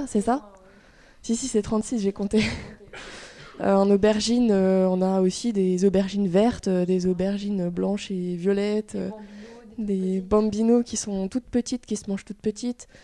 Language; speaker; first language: French; native; French